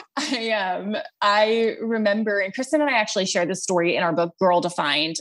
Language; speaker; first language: English; native; English